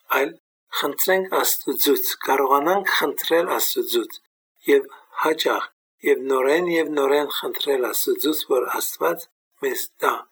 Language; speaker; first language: Armenian; native; Armenian